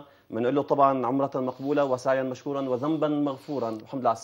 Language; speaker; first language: Arabic; native; Arabic